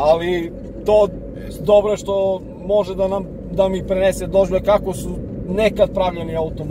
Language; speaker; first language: Serbian; native; Serbian